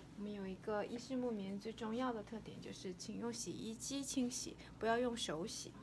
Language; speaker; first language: Chinese; native; Chinese